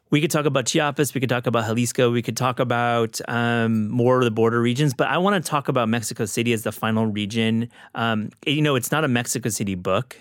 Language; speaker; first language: English; native; English